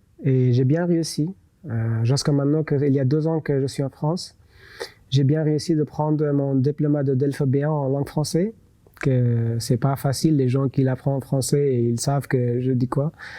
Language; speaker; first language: French; non-native, local second language; Persian